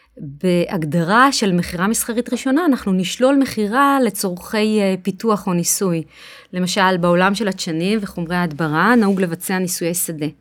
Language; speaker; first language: Hebrew; native; Hebrew